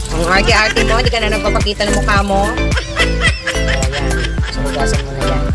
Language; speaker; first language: Filipino; non-native, local second language; Cebuano